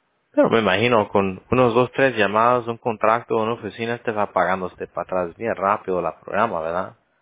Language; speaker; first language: Spanish; early bilingual, heritage; Spanish